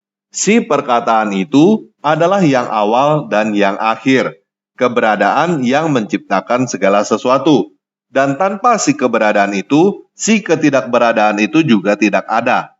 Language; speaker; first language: Indonesian; native; Indonesian